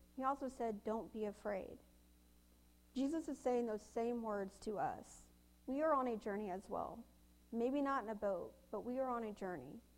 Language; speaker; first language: English; native; English